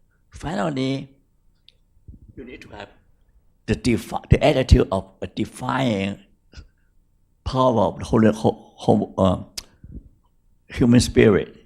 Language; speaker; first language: English; non-native, fluent; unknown